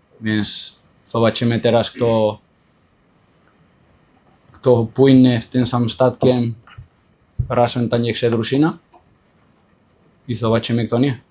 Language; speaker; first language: Polish; non-native, fluent; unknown